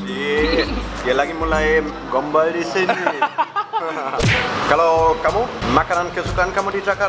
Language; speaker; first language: Indonesian; non-native, fluent; German